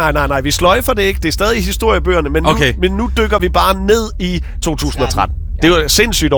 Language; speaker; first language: Danish; native; Danish